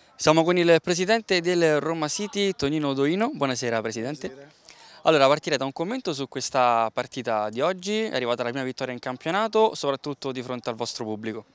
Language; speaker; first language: Italian; native; Italian